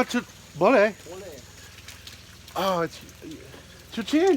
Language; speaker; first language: Indonesian; non-native, learner; English